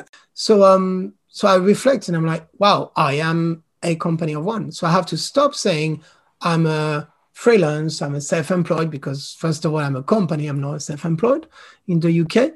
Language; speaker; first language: English; non-native, fluent; French